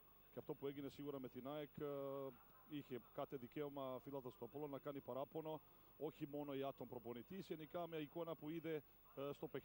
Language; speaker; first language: Greek; non-native, fluent; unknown